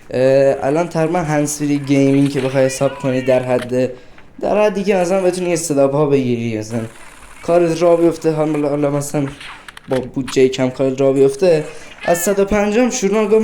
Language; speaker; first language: Persian; native; Persian